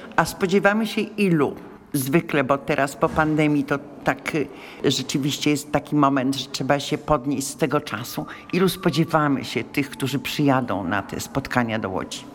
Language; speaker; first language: Polish; native; Polish